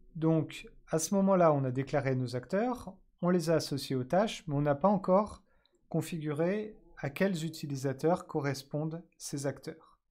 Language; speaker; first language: French; native; French